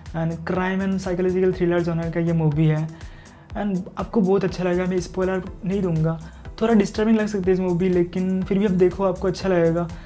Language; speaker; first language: Hindi; non-native, local second language; Assamese